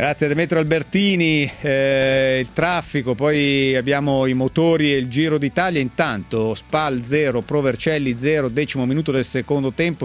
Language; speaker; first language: Italian; native; Italian